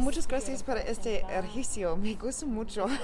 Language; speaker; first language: Spanish; non-native, learner; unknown